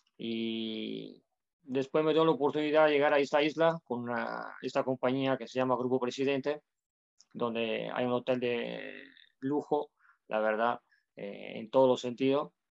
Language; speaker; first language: Spanish; non-native, fluent; Italian